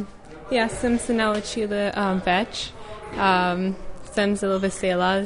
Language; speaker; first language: Slovenian; non-native, learner; French